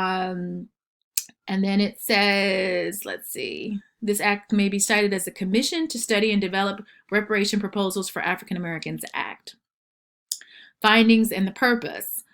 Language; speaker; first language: English; native; English